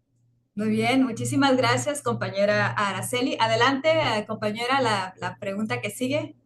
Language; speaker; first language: Spanish; native; Spanish